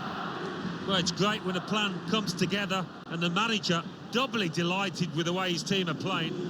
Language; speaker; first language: English; native; English